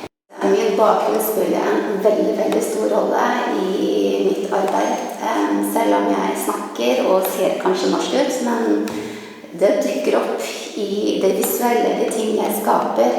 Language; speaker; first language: Norwegian; early bilingual, other home language; Vietnamese